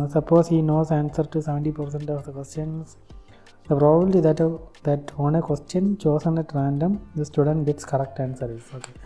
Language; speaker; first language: English; non-native, local second language; Malayalam